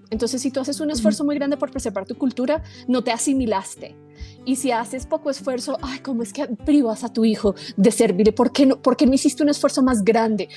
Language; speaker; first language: Spanish; early bilingual, other home language; English